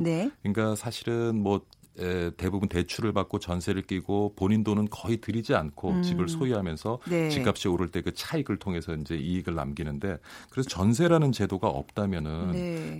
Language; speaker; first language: Korean; native; Korean